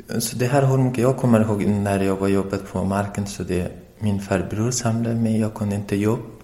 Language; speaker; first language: Swedish; non-native, learner; Persian